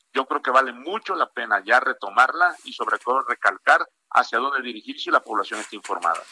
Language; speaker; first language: Spanish; native; Spanish